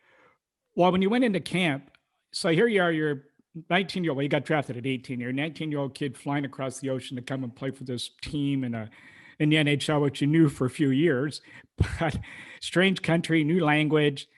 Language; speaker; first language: English; native; English